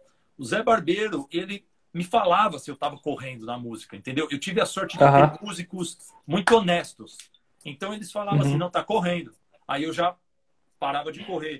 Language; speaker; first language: Portuguese; native; Portuguese